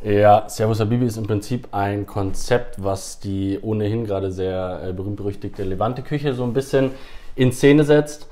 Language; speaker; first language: German; native; German